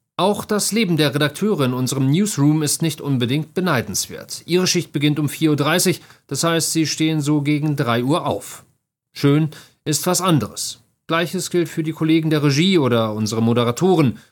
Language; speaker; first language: German; native; German